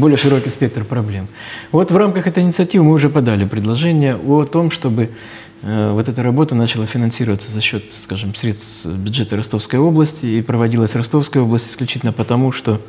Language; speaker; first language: Russian; native; Russian